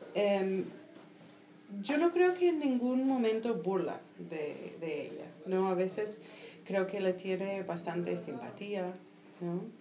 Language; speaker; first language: Spanish; non-native, fluent; English